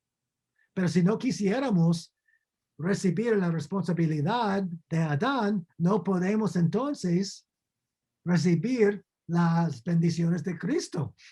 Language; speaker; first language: Spanish; non-native, fluent; English